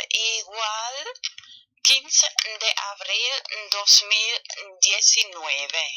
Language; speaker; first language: Spanish; non-native, fluent; German